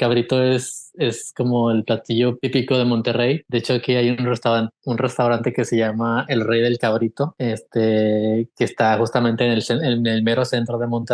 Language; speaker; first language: Spanish; native; Spanish